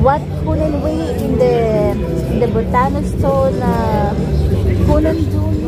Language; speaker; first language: Dutch; non-native, learner; Filipino